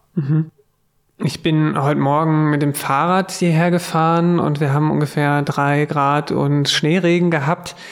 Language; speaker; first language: German; native; German